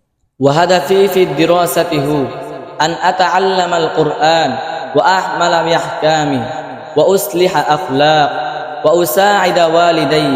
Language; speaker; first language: Arabic; non-native, learner; Bangla